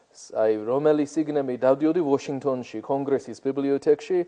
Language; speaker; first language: Georgian; non-native, fluent; English